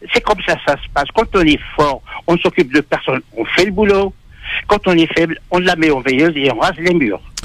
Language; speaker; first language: French; non-native, local second language; Arabic